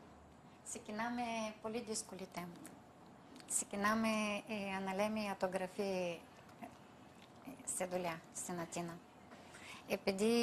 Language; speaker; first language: Greek; non-native, fluent; Bulgarian